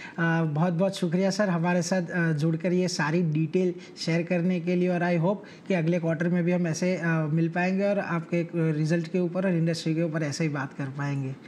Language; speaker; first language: Hindi; non-native, local second language; Gujarati